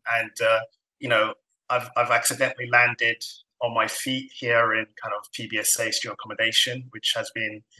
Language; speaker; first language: English; non-native, fluent; Somali